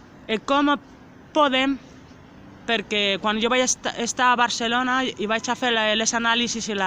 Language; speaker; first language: Catalan; non-native, local second language; Spanish